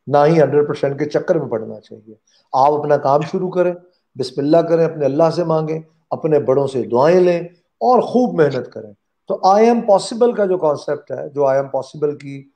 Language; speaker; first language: Urdu; non-native, local second language; Punjabi